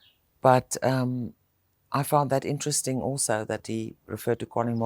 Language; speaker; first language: English; non-native, local second language; Afrikaans